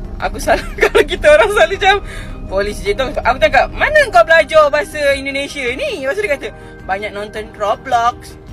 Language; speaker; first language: Malay; native; Malay